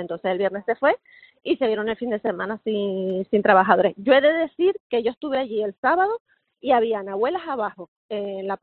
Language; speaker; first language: Spanish; native; Spanish